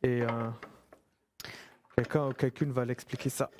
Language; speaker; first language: French; non-native, fluent; German